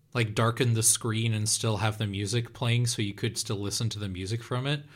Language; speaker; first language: English; non-native, fluent; Dutch